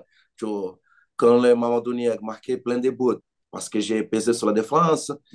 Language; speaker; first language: French; non-native, learner; Portuguese